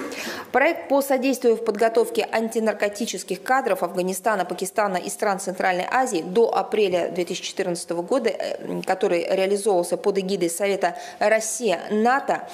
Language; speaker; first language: Russian; native; Russian